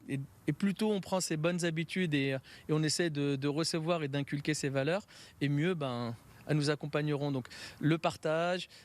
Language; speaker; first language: French; native; French